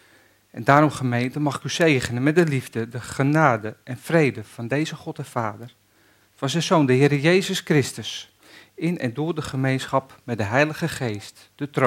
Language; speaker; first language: Dutch; native; Dutch